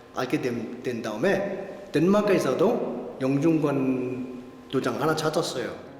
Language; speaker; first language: Korean; non-native, learner; Danish